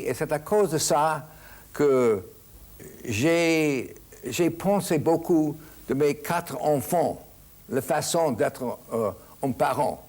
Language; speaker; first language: French; non-native, fluent; English